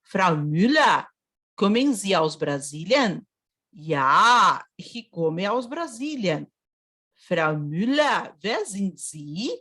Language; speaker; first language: German; non-native, fluent; Portuguese